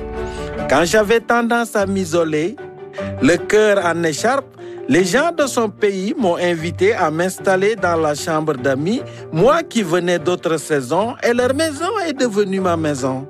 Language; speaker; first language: French; native; French